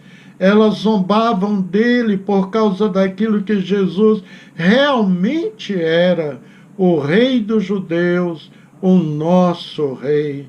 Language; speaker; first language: Portuguese; native; Portuguese